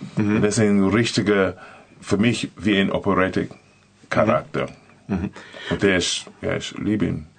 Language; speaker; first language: German; non-native, learner; English